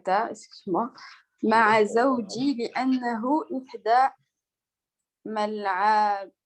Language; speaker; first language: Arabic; non-native, learner; French